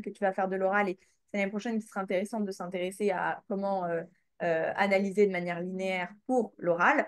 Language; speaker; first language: French; native; French